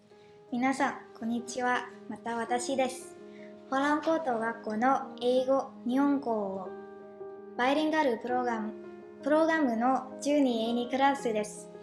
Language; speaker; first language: Japanese; non-native, learner; Vietnamese